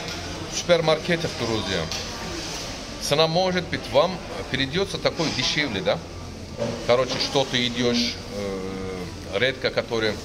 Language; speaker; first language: Russian; non-native, learner; Turkish